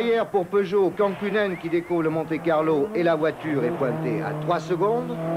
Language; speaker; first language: French; native; French